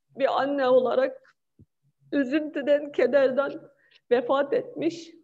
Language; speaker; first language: Turkish; non-native, fluent; Chinese